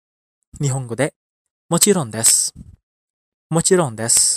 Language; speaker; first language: Japanese; non-native, fluent; Indonesian